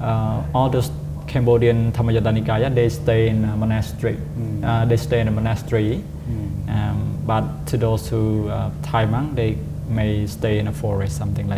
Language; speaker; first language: English; non-native, fluent; Khmer